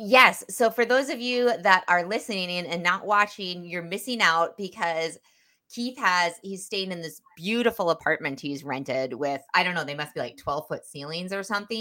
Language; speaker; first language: English; native; English